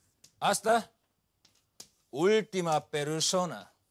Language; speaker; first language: Spanish; non-native, learner; Korean